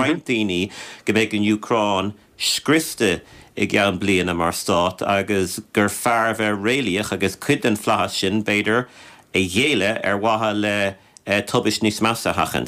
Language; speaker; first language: Irish; native; Irish